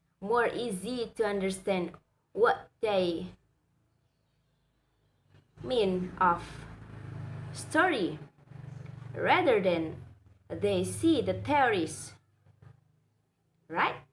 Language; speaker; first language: English; non-native, learner; Indonesian